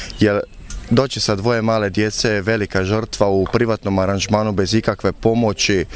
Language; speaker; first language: Croatian; native; Croatian